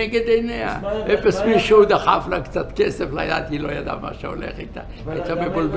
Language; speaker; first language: Hebrew; non-native, fluent; Yiddish